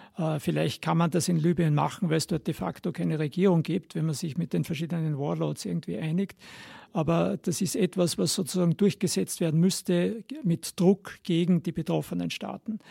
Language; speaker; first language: German; native; German